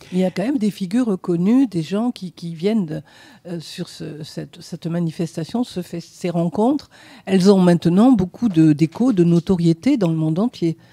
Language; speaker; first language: French; native; French